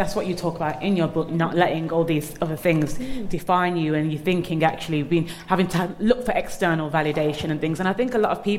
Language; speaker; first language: English; native; English